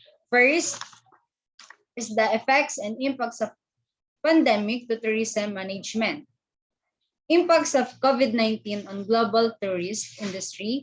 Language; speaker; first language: English; non-native, local second language; Filipino